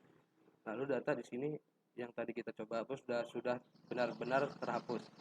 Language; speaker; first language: Indonesian; native; Indonesian